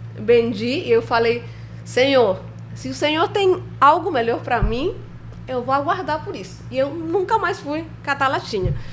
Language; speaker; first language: Portuguese; non-native, fluent; Spanish